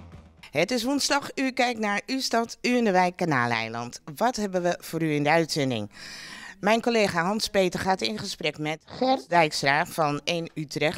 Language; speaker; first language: Dutch; native; Dutch